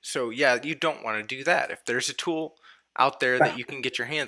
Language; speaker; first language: English; native; English